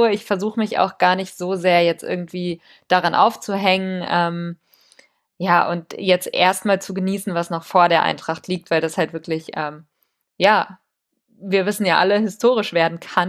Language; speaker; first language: German; native; German